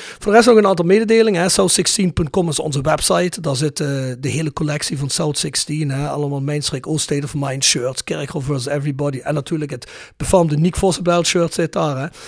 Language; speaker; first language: Dutch; native; Dutch